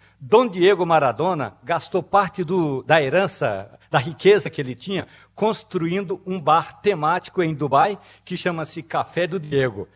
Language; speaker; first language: Portuguese; native; Portuguese